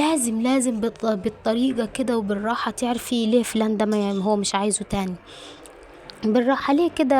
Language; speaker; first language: Arabic; native; Arabic